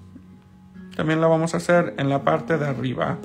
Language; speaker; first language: Spanish; early bilingual, heritage; Spanish